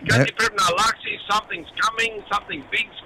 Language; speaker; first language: Greek; early bilingual, heritage; Greek